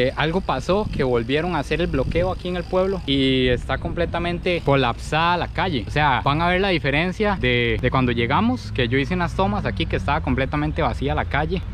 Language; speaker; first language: Spanish; native; Spanish